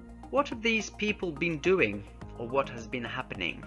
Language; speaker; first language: English; non-native, fluent; French